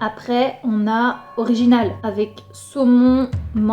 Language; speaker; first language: French; native; French